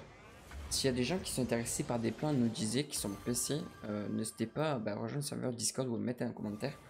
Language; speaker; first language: French; native; French